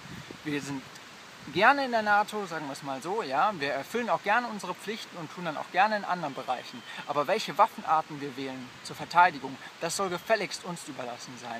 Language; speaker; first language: German; native; German